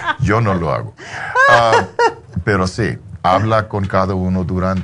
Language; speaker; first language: Spanish; early bilingual, heritage; English